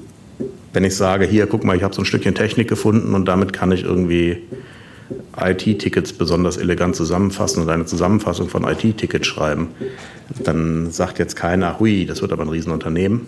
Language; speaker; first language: German; native; German